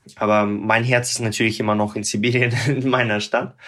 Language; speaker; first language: German; non-native, fluent; Russian